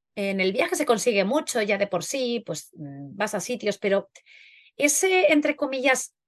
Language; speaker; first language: Spanish; native; Spanish